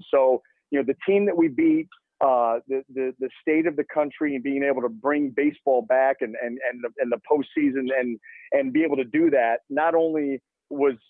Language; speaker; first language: English; native; English